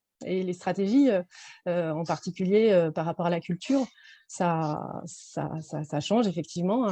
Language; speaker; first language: French; native; French